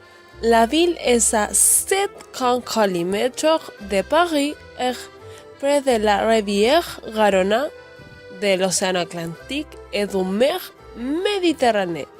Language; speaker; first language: French; non-native, learner; Spanish